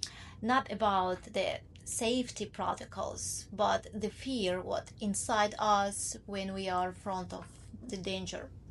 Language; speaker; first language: English; non-native, learner; Ukrainian